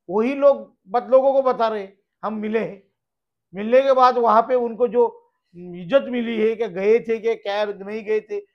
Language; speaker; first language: Hindi; non-native, local second language; Marathi